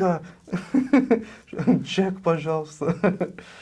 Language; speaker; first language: Russian; non-native, fluent; English